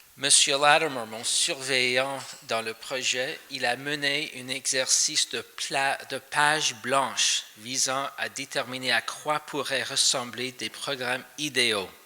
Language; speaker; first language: French; non-native, fluent; English